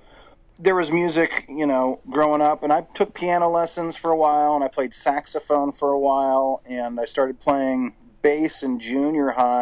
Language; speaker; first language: English; native; English